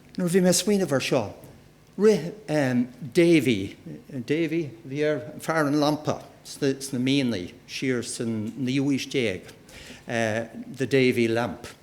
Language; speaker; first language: Irish; native; Irish